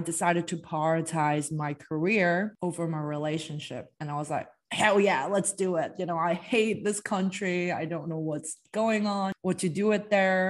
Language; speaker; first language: English; non-native, local second language; Cantonese